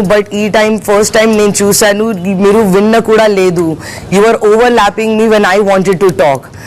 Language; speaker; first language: Telugu; non-native, fluent; Hindi